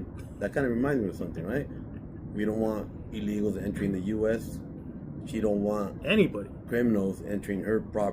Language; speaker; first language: English; native; English